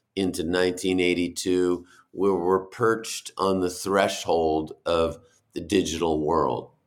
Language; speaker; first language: English; native; English